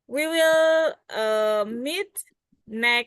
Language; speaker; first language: English; non-native, learner; Indonesian